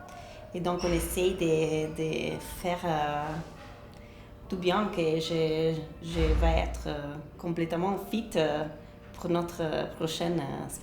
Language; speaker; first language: French; non-native, fluent; Italian